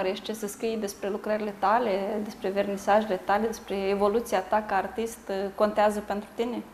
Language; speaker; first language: Romanian; native; Romanian